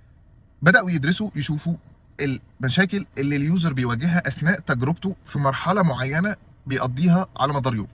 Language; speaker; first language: Arabic; native; Arabic